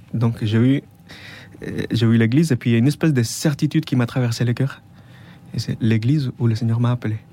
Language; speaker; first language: French; non-native, fluent; Spanish